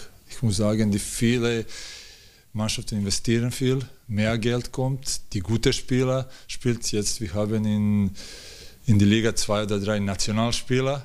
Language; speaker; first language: German; non-native, fluent; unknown